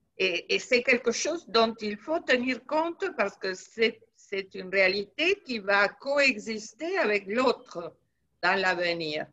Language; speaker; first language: French; non-native, fluent; Spanish